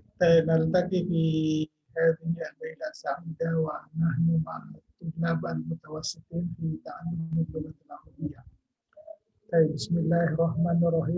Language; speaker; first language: Arabic; non-native, fluent; Indonesian